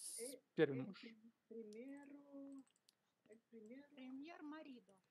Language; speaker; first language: Spanish; non-native, learner; Russian